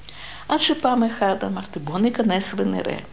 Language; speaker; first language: Hebrew; non-native, fluent; Russian